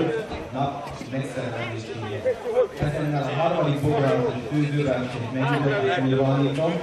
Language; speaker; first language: Hungarian; native; Hungarian